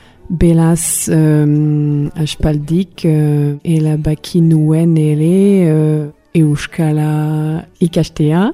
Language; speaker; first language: Basque; non-native, learner; French